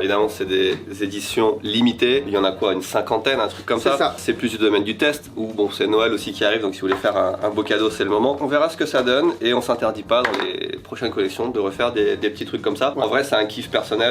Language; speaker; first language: French; native; French